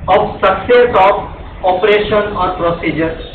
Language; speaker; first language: English; non-native, local second language; Gujarati